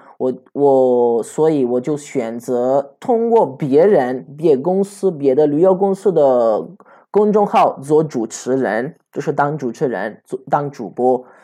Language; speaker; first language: Chinese; non-native, fluent; Italian